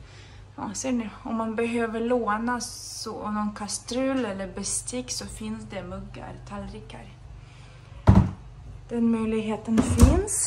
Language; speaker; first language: Swedish; non-native, fluent; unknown